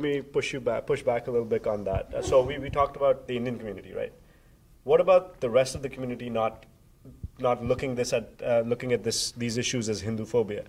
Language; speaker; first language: English; non-native, local second language; Hindi